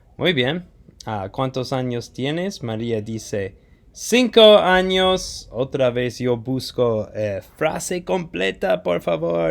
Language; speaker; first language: Spanish; non-native, fluent; English